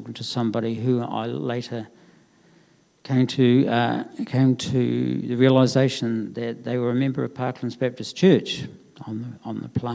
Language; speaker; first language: English; native; English